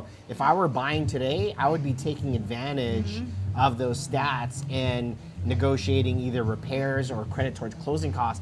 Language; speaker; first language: English; native; English